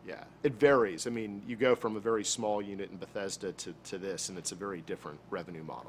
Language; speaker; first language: English; native; English